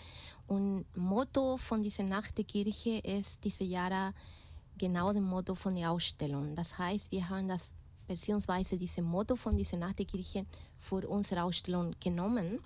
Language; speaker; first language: German; non-native, fluent; Spanish